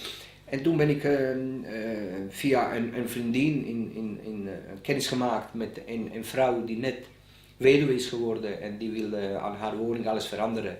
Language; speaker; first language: Dutch; non-native, fluent; Bosnian